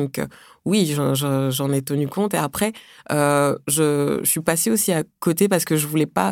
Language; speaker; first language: French; early bilingual, other home language; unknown